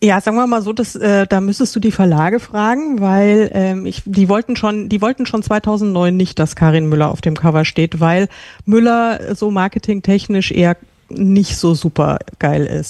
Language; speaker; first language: German; native; German